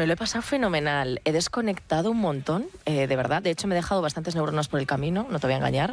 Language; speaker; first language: Spanish; native; Spanish